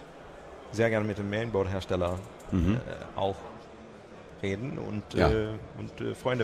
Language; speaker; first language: German; non-native, fluent; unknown